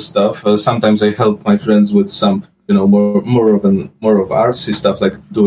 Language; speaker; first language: English; non-native, fluent; Polish